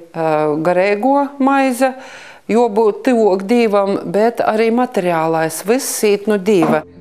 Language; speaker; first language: Latvian; native; Latvian